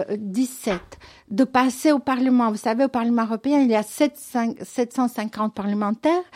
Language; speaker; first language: French; non-native, fluent; Russian